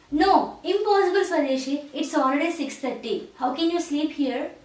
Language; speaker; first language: English; non-native, local second language; Telugu